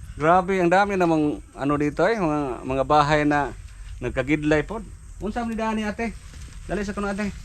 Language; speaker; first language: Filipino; non-native, local second language; Cebuano